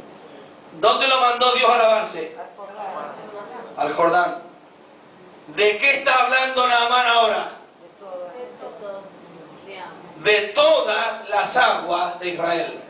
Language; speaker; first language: Spanish; native; Spanish